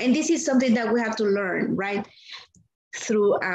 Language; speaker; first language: English; non-native, fluent; Spanish